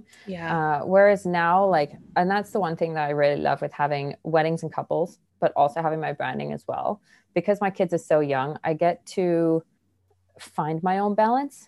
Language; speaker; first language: English; native; English